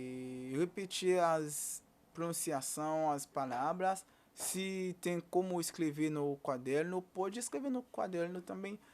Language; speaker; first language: Portuguese; non-native, fluent; Haitian Creole